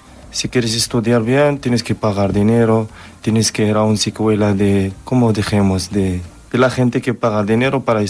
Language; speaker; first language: Spanish; non-native, learner; Arabic